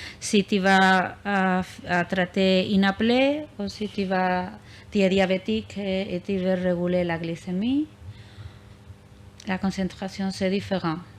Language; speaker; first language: French; non-native, learner; Spanish